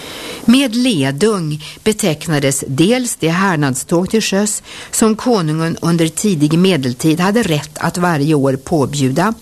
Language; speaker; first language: Swedish; native; Swedish